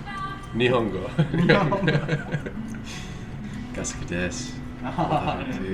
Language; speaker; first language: Japanese; non-native, learner; English